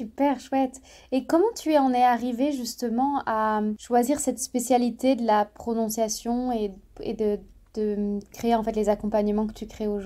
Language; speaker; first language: French; native; French